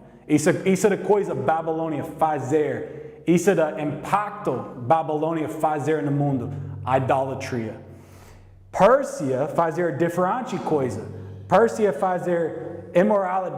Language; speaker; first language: Portuguese; non-native, learner; English